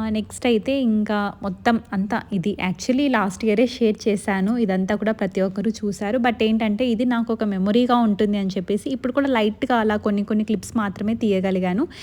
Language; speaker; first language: Telugu; non-native, local second language; Lambadi